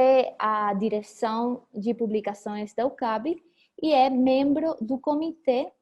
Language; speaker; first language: Portuguese; non-native, fluent; Spanish